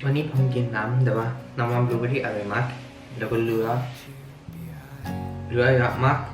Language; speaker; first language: Thai; early bilingual, heritage; Thai